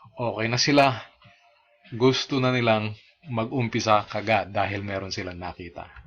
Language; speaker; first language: Filipino; non-native, local second language; Iloko